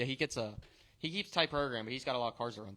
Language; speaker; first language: English; native; English